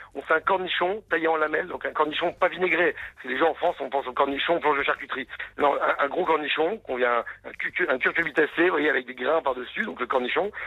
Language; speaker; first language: French; native; French